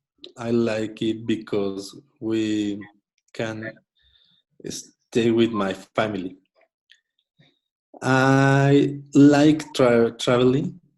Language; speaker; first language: English; non-native, learner; Spanish